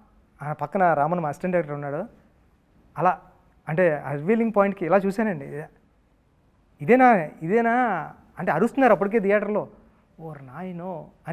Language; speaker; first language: Telugu; native; Telugu